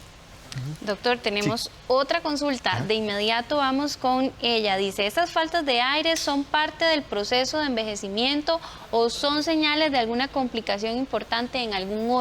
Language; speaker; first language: Spanish; native; Spanish